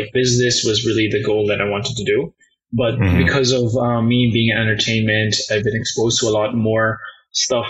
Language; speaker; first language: English; non-native, local second language; Cantonese